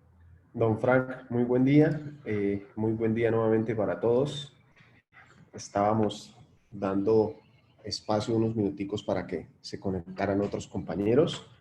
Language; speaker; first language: Spanish; native; Spanish